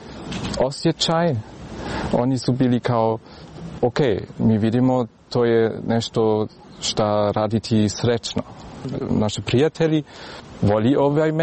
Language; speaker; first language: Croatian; early bilingual, heritage; German